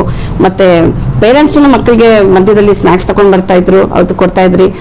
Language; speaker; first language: Kannada; non-native, local second language; Urdu